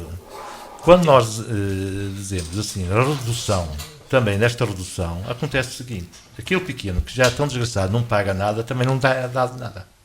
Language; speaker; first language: Portuguese; native; Portuguese